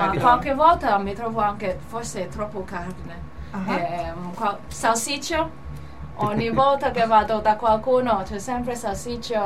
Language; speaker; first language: Italian; non-native, learner; Cantonese